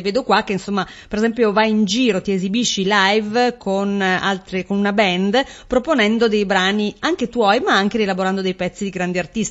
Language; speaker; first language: Italian; native; Italian